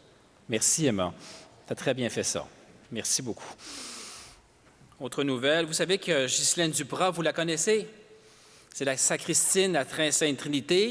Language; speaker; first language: French; native; French